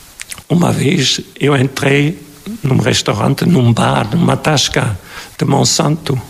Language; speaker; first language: Portuguese; non-native, fluent; German